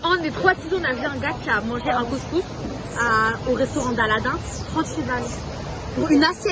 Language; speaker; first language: French; native; French